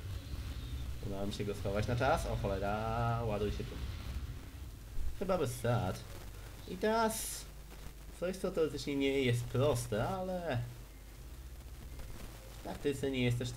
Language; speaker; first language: Polish; native; Polish